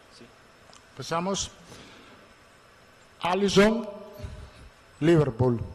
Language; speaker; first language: Portuguese; non-native, learner; Italian